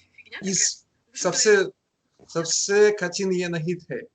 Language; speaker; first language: Hindi; non-native, learner; Russian